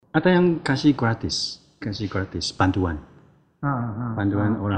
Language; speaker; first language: Indonesian; non-native, learner; Chinese